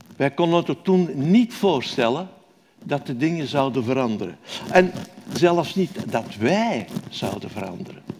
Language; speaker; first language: Dutch; native; Dutch